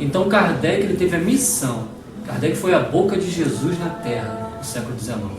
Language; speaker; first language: Portuguese; native; Portuguese